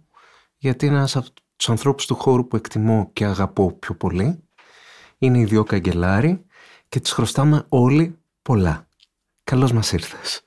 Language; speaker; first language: Greek; native; Greek